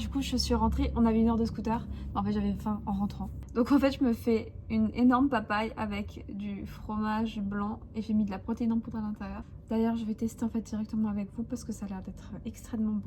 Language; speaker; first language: French; native; French